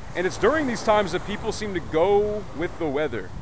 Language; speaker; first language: English; native; English